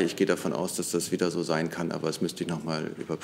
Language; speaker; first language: German; native; German